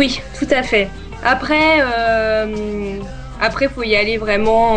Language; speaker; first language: French; native; French